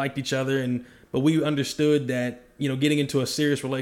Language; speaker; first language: English; native; English